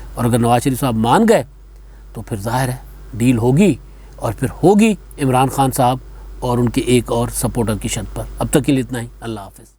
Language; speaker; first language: Urdu; non-native, local second language; Sindhi